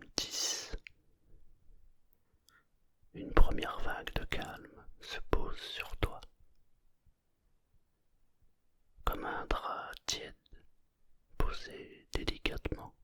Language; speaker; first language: French; native; French